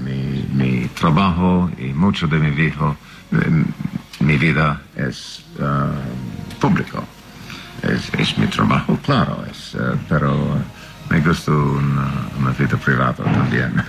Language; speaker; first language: Spanish; non-native, learner; English